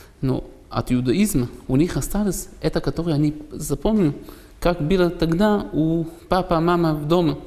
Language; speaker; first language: Russian; non-native, learner; Hebrew